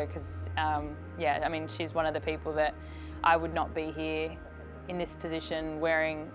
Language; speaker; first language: English; native; English